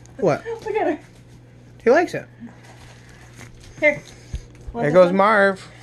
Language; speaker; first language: English; native; English